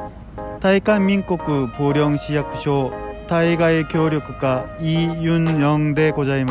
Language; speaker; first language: Japanese; non-native, fluent; Korean